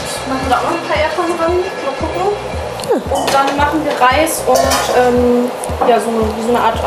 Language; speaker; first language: German; native; German